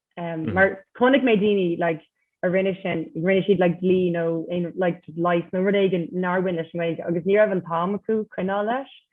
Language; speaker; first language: Irish; non-native, local second language; English